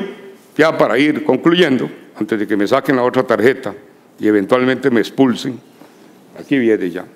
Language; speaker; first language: Spanish; native; Spanish